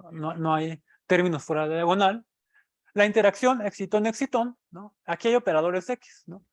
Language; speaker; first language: Spanish; native; Spanish